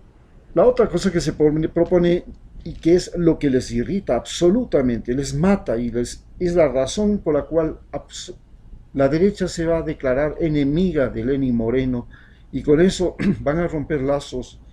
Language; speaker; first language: Spanish; native; Spanish